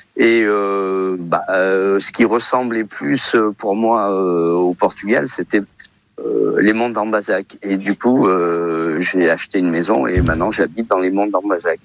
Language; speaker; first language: French; early bilingual, other home language; Portuguese